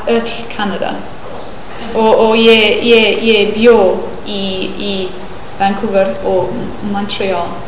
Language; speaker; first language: Icelandic; non-native, learner; English